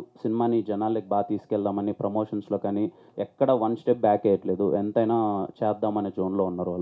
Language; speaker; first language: Telugu; native; Telugu